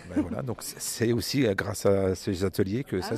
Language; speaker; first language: French; native; French